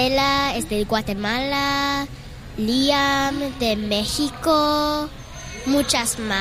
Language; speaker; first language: Spanish; non-native, learner; English